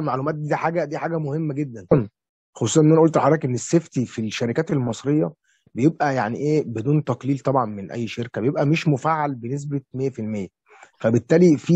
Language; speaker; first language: Arabic; native; Arabic